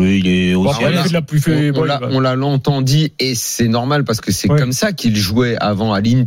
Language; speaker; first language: French; native; French